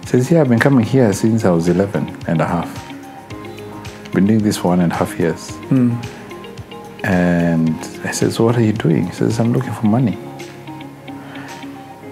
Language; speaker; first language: English; non-native, local second language; Swahili